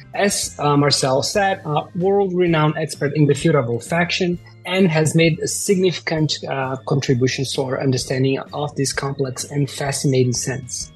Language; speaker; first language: English; non-native, fluent; Portuguese